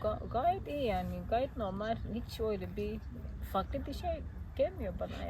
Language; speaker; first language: Turkish; non-native, fluent; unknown